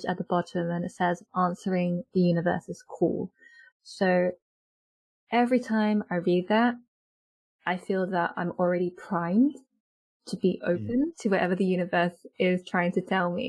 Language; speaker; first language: English; native; English